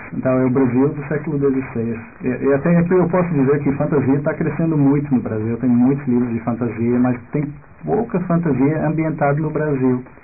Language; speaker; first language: Portuguese; non-native, fluent; English